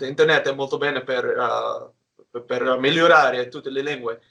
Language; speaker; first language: Italian; non-native, learner; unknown